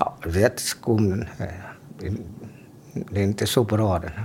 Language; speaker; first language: Swedish; non-native, learner; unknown